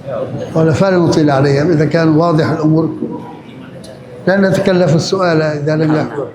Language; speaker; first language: Arabic; native; Arabic